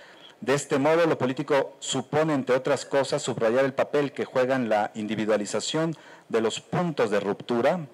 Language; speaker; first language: Spanish; native; Spanish